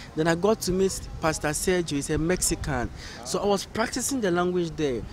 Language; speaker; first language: English; non-native, local second language; Ga